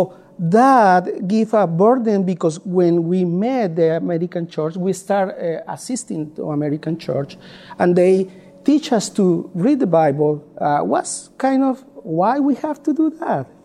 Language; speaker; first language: English; non-native, learner; Spanish